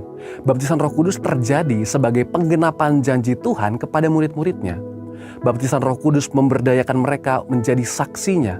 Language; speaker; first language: Indonesian; native; Indonesian